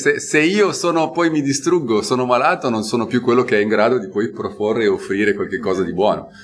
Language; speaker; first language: Italian; native; Italian